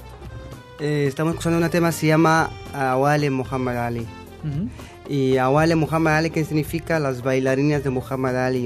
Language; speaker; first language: Spanish; non-native, fluent; Arabic